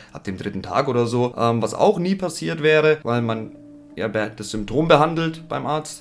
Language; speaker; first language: German; native; German